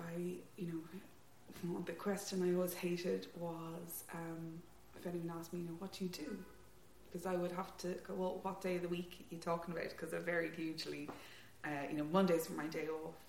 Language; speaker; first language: English; native; English